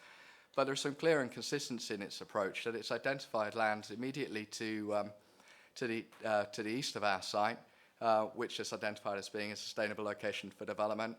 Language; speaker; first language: English; native; English